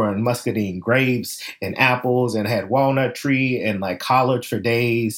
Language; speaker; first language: English; native; English